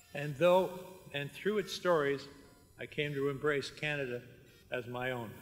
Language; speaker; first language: English; early bilingual, other home language; Dutch